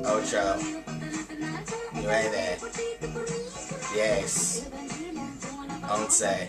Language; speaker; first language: Spanish; non-native, learner; English